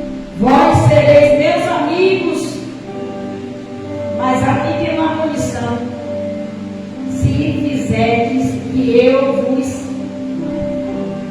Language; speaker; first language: Portuguese; native; Portuguese